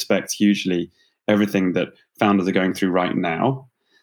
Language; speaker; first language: English; native; English